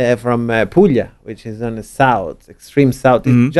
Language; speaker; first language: English; non-native, fluent; Italian